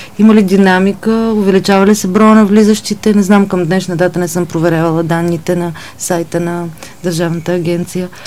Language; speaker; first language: Bulgarian; native; Bulgarian